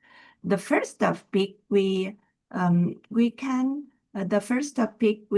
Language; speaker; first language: English; non-native, learner; Vietnamese